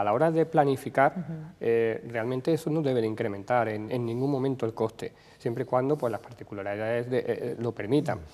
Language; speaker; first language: Spanish; native; Spanish